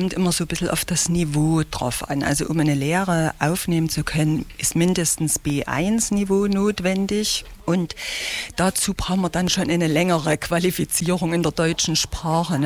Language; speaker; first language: German; native; German